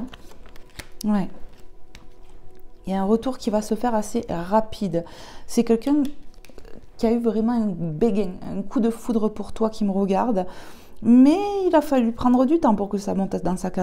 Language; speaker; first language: French; native; French